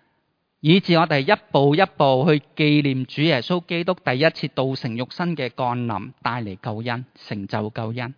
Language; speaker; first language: Chinese; native; Chinese